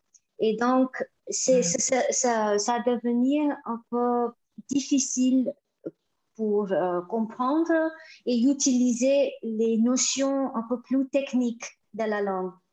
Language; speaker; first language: French; non-native, fluent; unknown